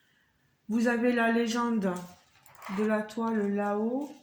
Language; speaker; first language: French; native; French